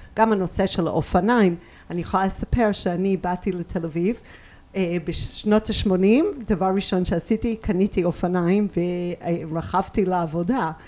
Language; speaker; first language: Hebrew; non-native, fluent; English